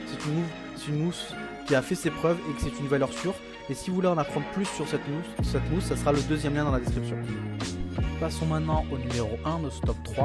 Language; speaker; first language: French; native; French